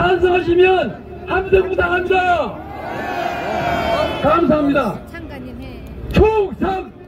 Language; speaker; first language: Korean; native; Korean